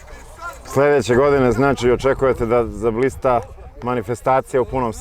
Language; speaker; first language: Bosnian; native; Bosnian